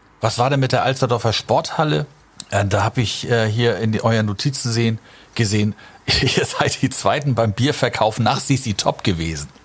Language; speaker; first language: German; native; German